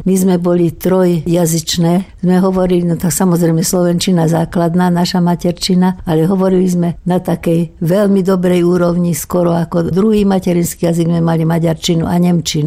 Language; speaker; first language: Slovak; native; Slovak